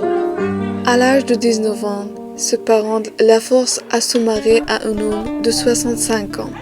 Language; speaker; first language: French; non-native, learner; Persian